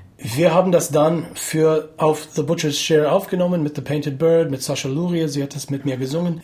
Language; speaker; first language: German; non-native, fluent; English